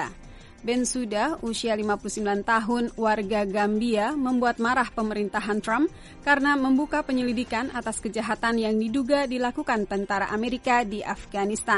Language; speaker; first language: Indonesian; native; Indonesian